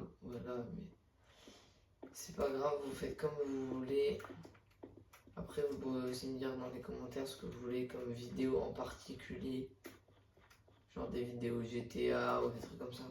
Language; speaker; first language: French; native; French